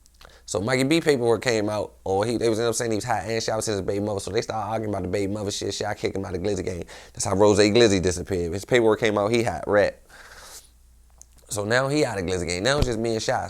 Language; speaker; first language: English; native; English